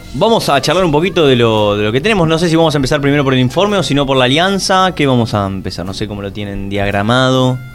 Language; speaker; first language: Spanish; native; Spanish